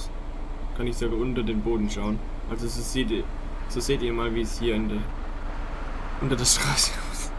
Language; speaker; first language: German; native; German